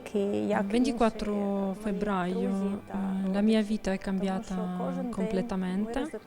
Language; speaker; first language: Italian; non-native, fluent; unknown